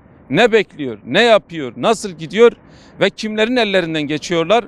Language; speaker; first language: Turkish; non-native, local second language; Kurdish